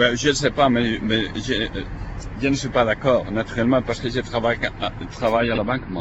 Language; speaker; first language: French; non-native, fluent; Spanish